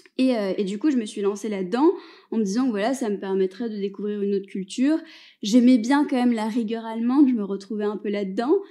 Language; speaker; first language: French; native; French